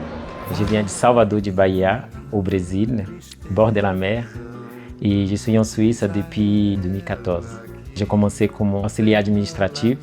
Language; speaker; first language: French; non-native, fluent; Portuguese